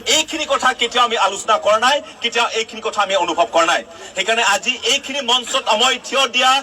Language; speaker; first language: Assamese; non-native, local second language; Karbi